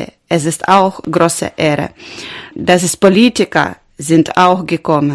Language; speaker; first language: German; non-native, learner; Ukrainian